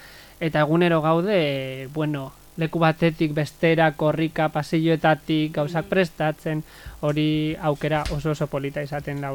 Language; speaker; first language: Basque; native; Basque